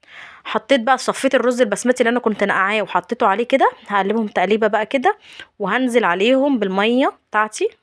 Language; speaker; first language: Arabic; native; Arabic